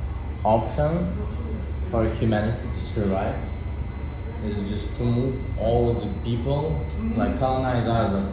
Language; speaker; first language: English; non-native, fluent; Russian